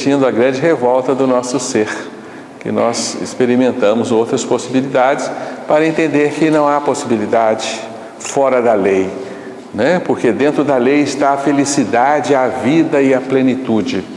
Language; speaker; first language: Portuguese; native; Portuguese